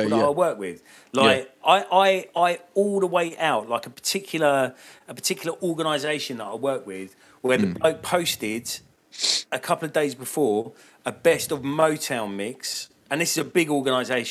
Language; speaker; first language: English; native; English